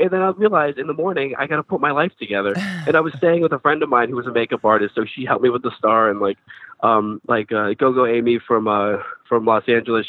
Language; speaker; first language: English; native; English